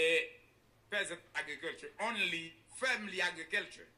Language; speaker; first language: English; non-native, learner; Haitian Creole